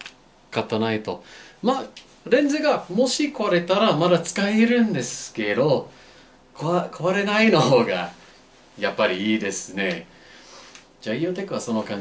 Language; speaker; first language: Japanese; non-native, fluent; English